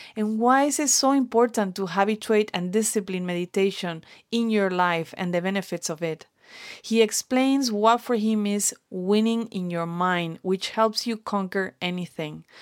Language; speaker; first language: English; non-native, fluent; Spanish